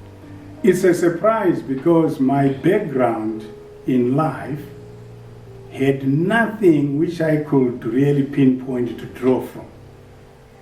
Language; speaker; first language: English; non-native, local second language; Shona